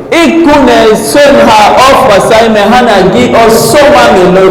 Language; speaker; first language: Swedish; non-native, learner; French